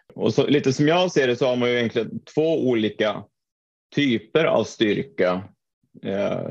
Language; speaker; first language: Swedish; non-native, fluent; Norwegian